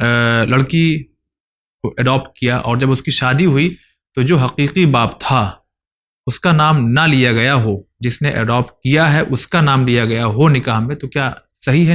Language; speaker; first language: Urdu; native; Urdu